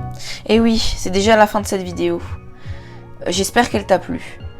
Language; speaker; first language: French; native; French